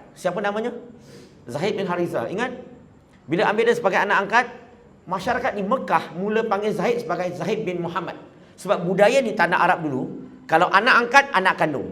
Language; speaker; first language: Malay; non-native, local second language; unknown